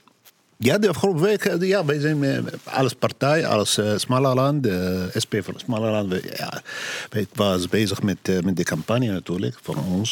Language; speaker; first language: Dutch; non-native, learner; Arabic